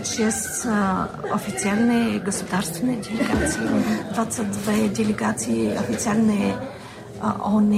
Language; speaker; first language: Russian; non-native, learner; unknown